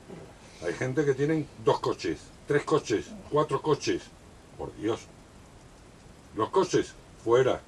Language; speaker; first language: Spanish; native; Spanish